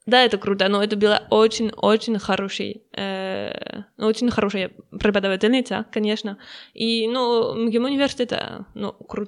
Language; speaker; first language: Russian; non-native, learner; French